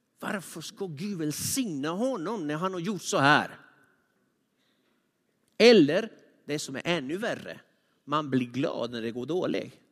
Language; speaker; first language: Swedish; non-native, fluent; Spanish